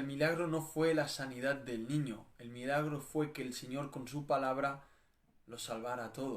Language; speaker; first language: Spanish; native; Spanish